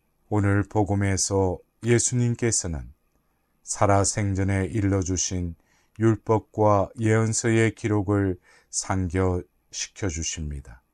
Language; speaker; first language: Korean; native; Korean